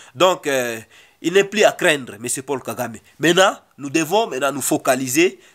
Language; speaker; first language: French; non-native, local second language; Swahili